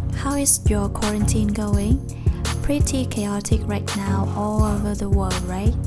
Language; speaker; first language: English; non-native, fluent; Vietnamese